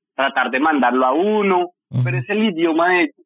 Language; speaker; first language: Spanish; native; Spanish